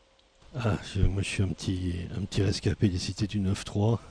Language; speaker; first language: French; native; French